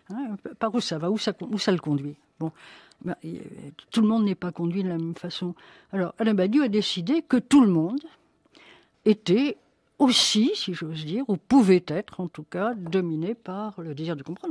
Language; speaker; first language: French; native; French